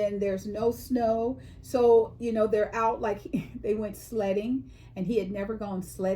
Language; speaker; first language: English; native; English